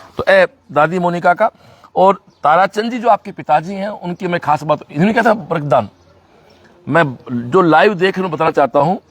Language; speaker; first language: Hindi; native; Hindi